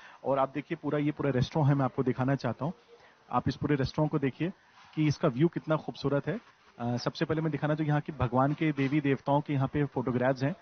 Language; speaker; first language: Hindi; native; Hindi